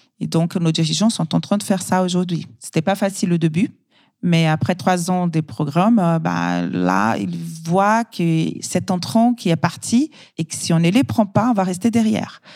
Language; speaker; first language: French; non-native, fluent; Portuguese